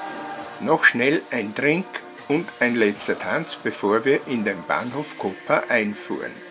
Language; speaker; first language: German; native; German